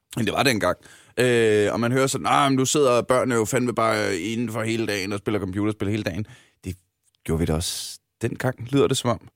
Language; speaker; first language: Danish; native; Danish